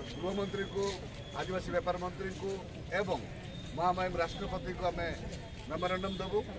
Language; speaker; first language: Odia; non-native, local second language; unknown